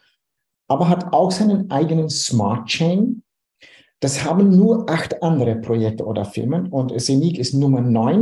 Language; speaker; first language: German; non-native, fluent; Dutch